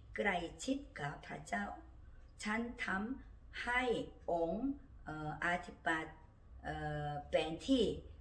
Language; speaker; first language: Thai; non-native, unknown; Korean